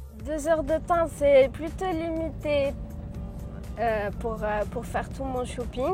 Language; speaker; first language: French; non-native, local second language; Arabic